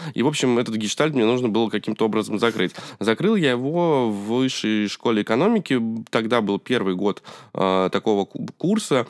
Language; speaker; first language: Russian; native; Russian